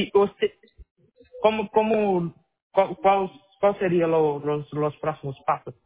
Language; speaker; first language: Spanish; non-native, learner; Portuguese